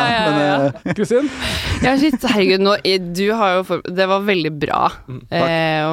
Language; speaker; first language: Norwegian; native; Norwegian